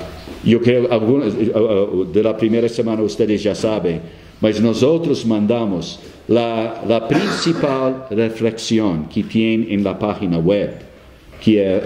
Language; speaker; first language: Spanish; non-native, fluent; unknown